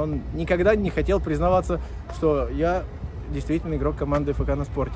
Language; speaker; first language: Russian; native; Russian